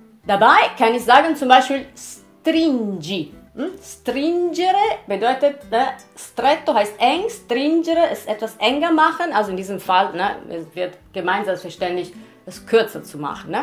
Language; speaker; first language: German; non-native, fluent; Italian